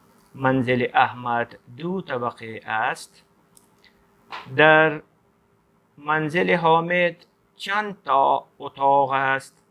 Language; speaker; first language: Persian; non-native, fluent; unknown